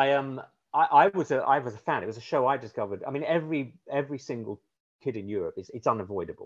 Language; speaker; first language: English; native; English